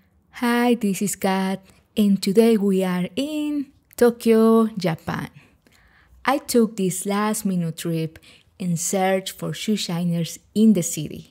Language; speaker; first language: English; non-native, fluent; Spanish